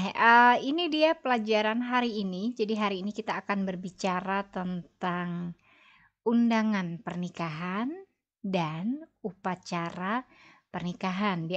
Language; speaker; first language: Indonesian; native; Indonesian